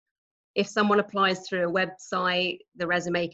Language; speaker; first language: English; native; English